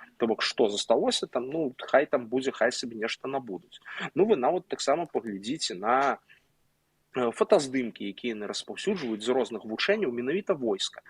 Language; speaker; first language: Belarusian; non-native, local second language; Russian